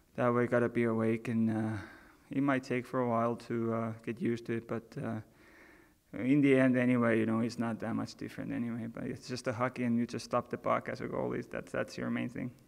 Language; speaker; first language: English; non-native, fluent; Finnish